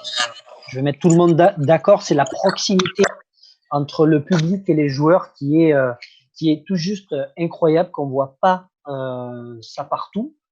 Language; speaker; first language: French; native; French